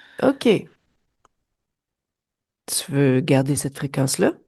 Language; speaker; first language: French; native; French